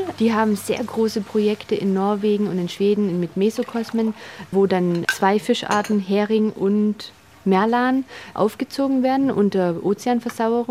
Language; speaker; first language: German; native; German